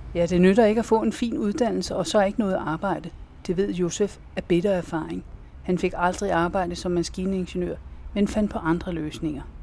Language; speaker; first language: Danish; native; Danish